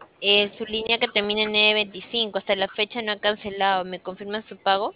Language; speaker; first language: Spanish; native; Spanish